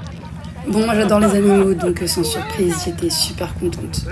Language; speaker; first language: French; native; French